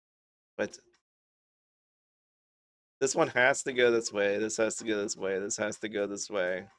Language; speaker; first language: English; native; English